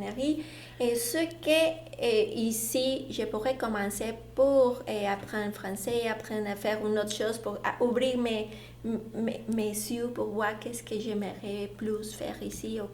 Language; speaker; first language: French; non-native, learner; Spanish